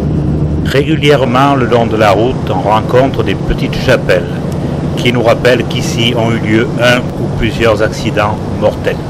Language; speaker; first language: French; native; French